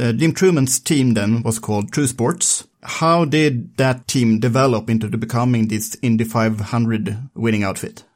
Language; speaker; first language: English; non-native, fluent; Swedish